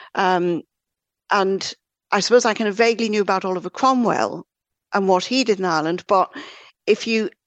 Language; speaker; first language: English; native; English